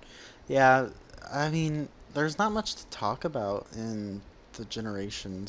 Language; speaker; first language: English; native; English